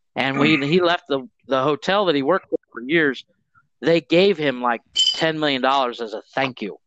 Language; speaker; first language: English; native; English